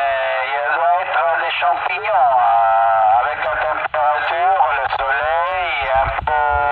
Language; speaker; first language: French; early bilingual, heritage; Italian